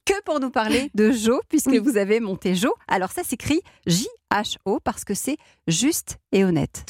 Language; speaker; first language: French; native; French